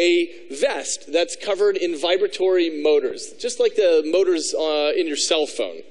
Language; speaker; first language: English; native; English